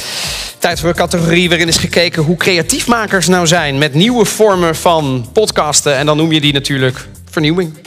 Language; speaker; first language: Dutch; native; Dutch